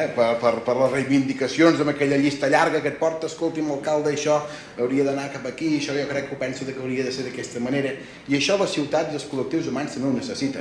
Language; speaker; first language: Catalan; native; Catalan